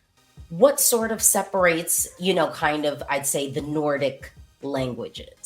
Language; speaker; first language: English; native; English